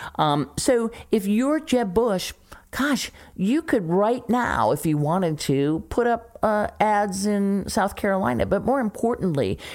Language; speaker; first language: English; native; English